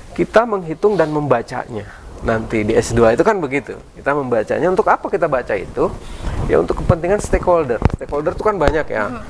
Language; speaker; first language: Indonesian; native; Indonesian